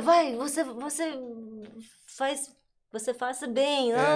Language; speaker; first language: Portuguese; non-native, learner; Russian